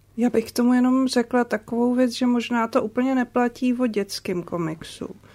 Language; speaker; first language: Czech; native; Czech